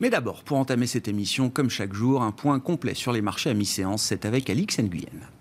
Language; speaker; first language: French; native; French